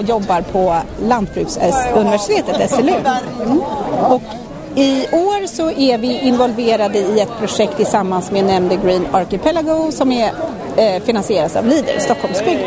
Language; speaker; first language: Swedish; native; Swedish